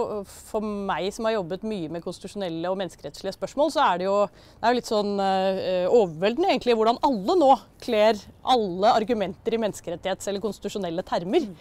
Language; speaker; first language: Norwegian; native; Norwegian